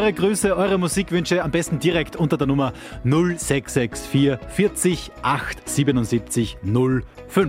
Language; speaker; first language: German; native; German